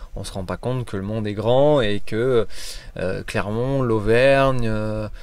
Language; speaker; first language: French; native; French